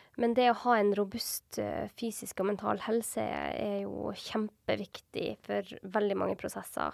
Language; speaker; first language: Norwegian; native; Norwegian